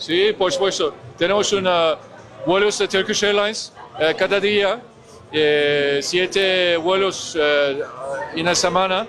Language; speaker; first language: Spanish; non-native, fluent; Turkish